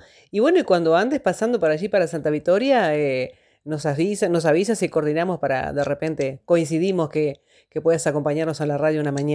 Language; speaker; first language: Spanish; native; Spanish